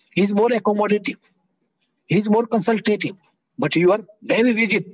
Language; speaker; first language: English; non-native, local second language; Nepali